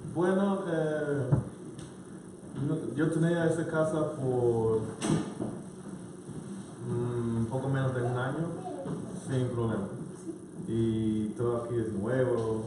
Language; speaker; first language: Spanish; non-native, fluent; English